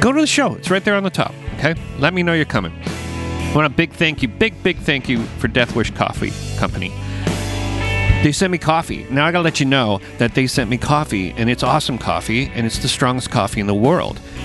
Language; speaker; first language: English; native; English